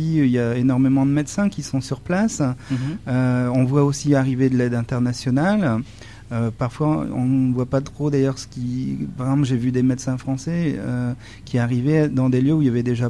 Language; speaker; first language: French; native; French